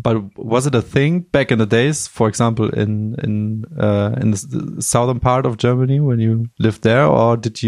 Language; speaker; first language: English; non-native, fluent; German